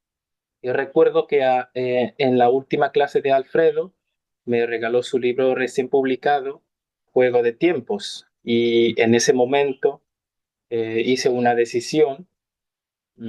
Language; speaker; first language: Spanish; non-native, fluent; Chinese